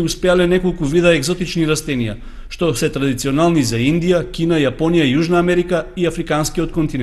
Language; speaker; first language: Macedonian; native; Macedonian